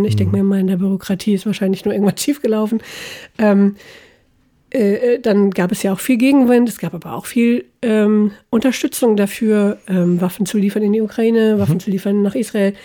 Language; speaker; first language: German; native; German